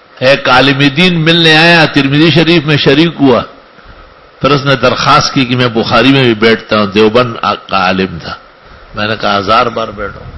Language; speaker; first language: Urdu; non-native, local second language; Pashto